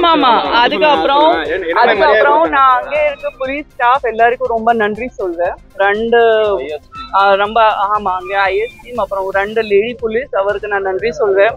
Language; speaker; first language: Tamil; non-native, fluent; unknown